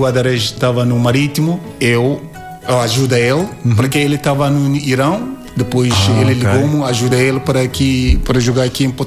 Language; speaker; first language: Portuguese; non-native, learner; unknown